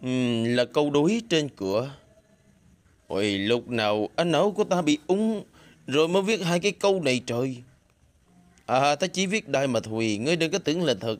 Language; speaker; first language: Vietnamese; native; Vietnamese